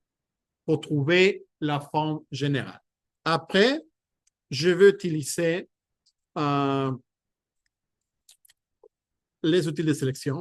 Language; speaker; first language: French; non-native, fluent; Spanish